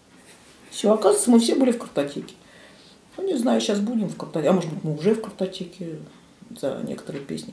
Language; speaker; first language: Russian; native; Russian